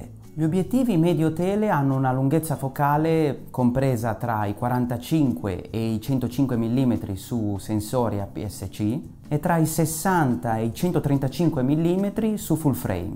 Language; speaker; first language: Italian; native; Italian